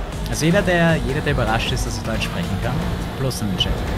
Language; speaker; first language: German; native; German